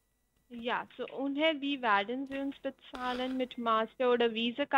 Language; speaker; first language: German; non-native, learner; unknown